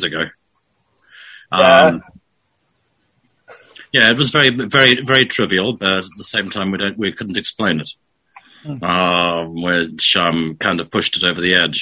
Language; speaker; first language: English; native; English